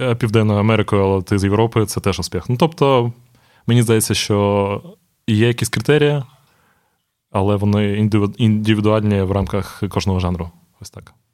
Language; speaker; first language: Ukrainian; non-native, local second language; Russian